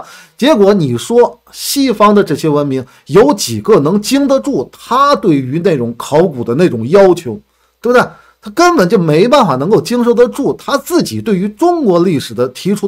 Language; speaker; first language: Chinese; native; Chinese